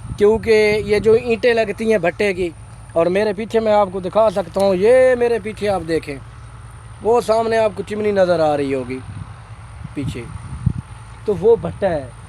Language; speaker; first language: Urdu; non-native, local second language; Punjabi